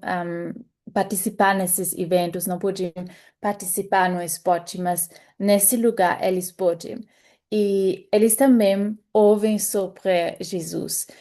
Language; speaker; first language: Portuguese; non-native, fluent; German